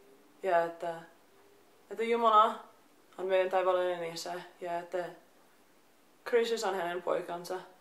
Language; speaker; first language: Finnish; non-native, fluent; English